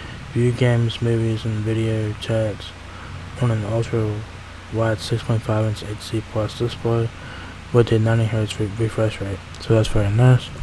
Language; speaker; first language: English; native; English